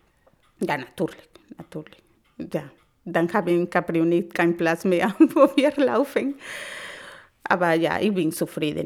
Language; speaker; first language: German; non-native, learner; Spanish